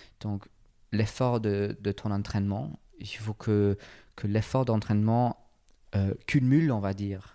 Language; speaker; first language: French; non-native, fluent; English